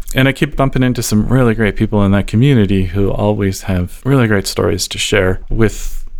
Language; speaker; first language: English; native; English